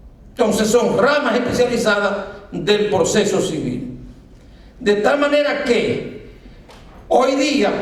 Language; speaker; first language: Spanish; native; Spanish